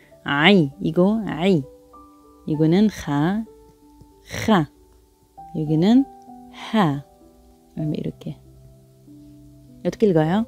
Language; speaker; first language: Korean; non-native, learner; Arabic